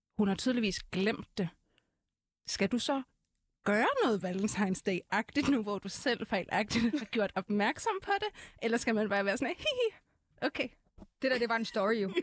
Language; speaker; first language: Danish; early bilingual, other home language; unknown